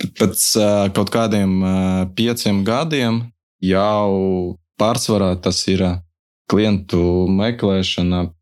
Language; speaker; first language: Latvian; non-native, local second language; Russian